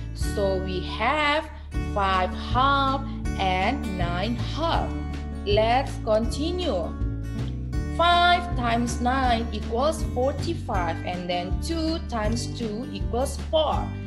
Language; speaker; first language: English; non-native, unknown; Indonesian